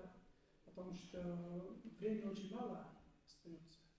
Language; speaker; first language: Russian; non-native, local second language; Uzbek